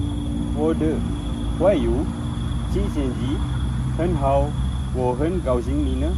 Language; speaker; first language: Chinese; non-native, learner; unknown